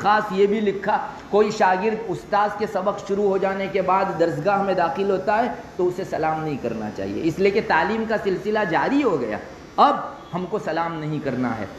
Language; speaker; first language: Urdu; non-native, local second language; Gujarati